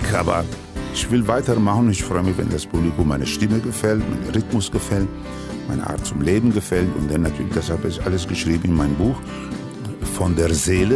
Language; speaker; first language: German; non-native, fluent; Spanish